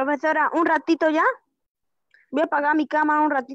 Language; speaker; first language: Spanish; native; Spanish